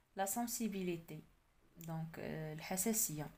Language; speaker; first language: French; non-native, local second language; Arabic